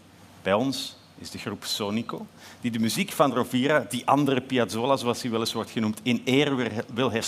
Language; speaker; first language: Dutch; native; Dutch